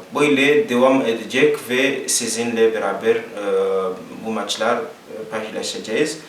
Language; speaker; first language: Turkish; non-native, learner; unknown